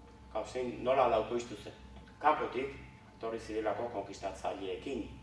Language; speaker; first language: Basque; native; Basque